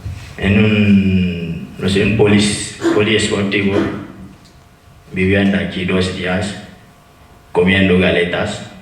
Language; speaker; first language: Spanish; non-native, fluent; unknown